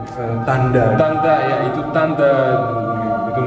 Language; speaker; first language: Indonesian; non-native, fluent; Russian